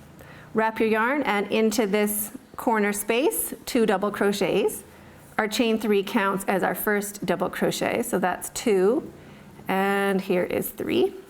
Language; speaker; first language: English; native; English